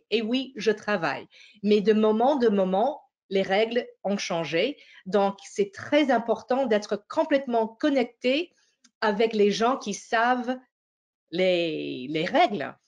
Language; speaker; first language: French; non-native, fluent; English